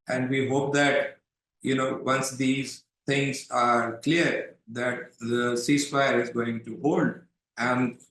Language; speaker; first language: English; non-native, local second language; Urdu